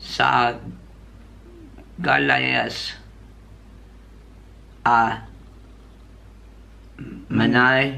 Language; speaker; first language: Filipino; non-native, learner; English